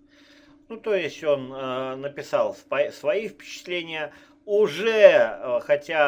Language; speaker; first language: Russian; native; Russian